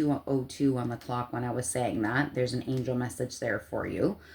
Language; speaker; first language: English; native; English